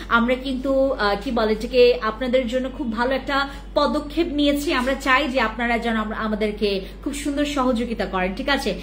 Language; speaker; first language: Bangla; native; Bangla